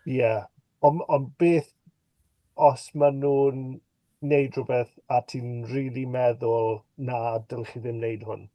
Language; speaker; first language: Welsh; native; Welsh